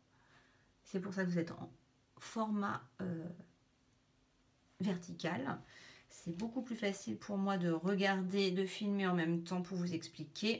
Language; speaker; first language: French; native; French